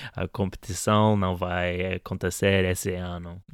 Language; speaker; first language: Portuguese; non-native, fluent; English